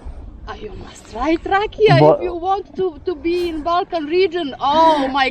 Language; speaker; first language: English; non-native, fluent; Serbian